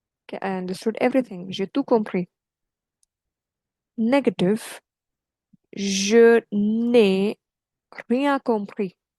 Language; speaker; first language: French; non-native, fluent; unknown